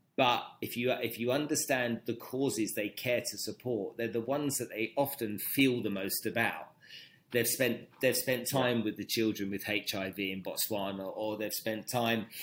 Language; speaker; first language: English; native; English